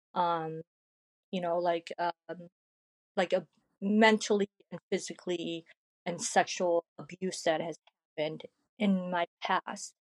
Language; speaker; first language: English; early bilingual, other home language; Korean